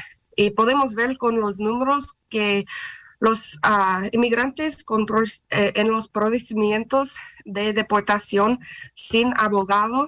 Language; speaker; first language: Spanish; non-native, fluent; English